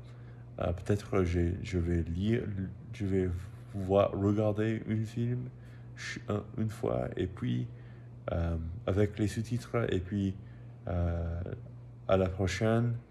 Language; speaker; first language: French; non-native, learner; English